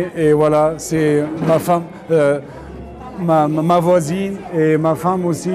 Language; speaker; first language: French; non-native, fluent; Arabic